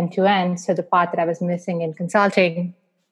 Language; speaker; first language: English; non-native, local second language; Hindi